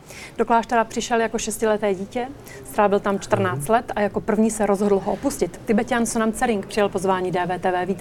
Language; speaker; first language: Czech; native; Czech